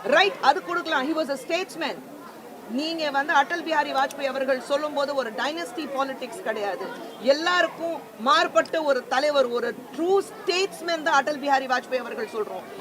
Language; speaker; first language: Tamil; non-native, fluent; Hindi